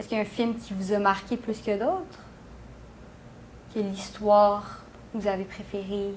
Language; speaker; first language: French; native; French